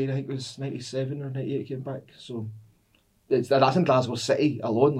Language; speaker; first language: English; native; English